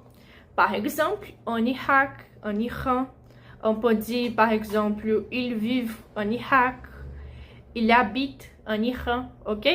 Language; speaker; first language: French; non-native, fluent; Portuguese